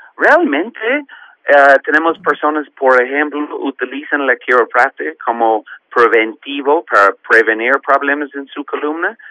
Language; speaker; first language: Spanish; non-native, fluent; English